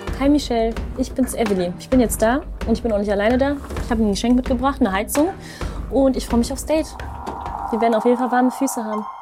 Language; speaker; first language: German; native; German